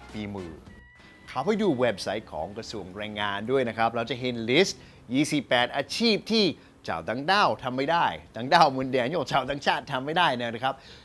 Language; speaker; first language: Thai; non-native, fluent; English